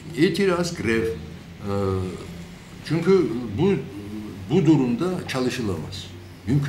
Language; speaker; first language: Turkish; non-native, fluent; Georgian